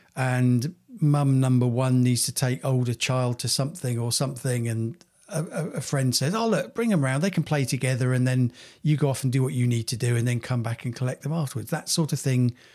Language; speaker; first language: English; native; English